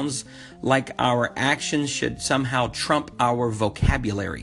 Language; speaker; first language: English; native; English